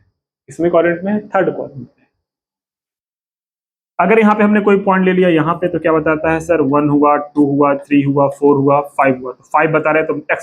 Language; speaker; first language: Hindi; native; Hindi